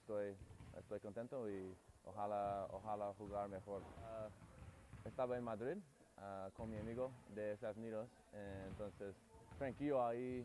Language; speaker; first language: Spanish; non-native, learner; English